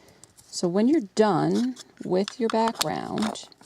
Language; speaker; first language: English; native; English